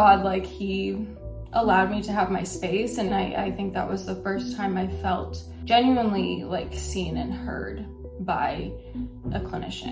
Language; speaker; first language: English; native; English